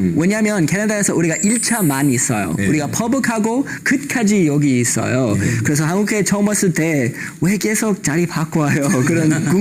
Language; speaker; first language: Korean; non-native, learner; English